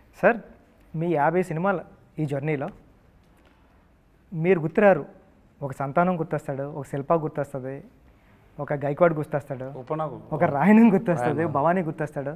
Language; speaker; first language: Telugu; native; Telugu